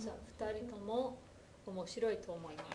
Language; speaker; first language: Japanese; non-native, fluent; English